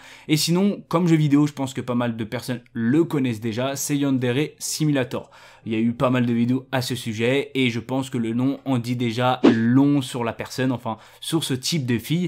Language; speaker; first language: French; native; French